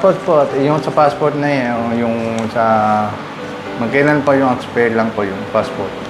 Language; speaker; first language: Filipino; non-native, learner; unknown